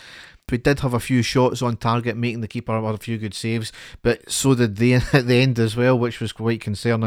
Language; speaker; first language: English; native; English